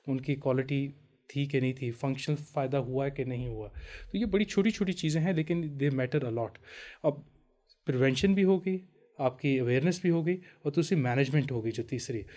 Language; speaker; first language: Urdu; native; Urdu